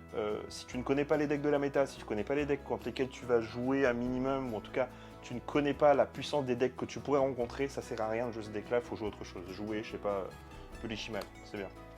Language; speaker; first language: French; native; French